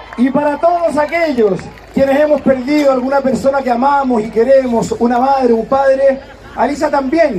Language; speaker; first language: Spanish; native; Spanish